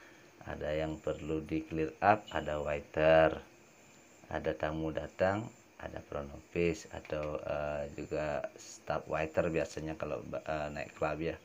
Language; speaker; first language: Indonesian; native; Indonesian